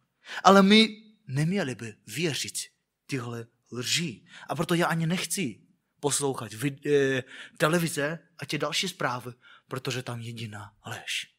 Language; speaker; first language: Czech; non-native, fluent; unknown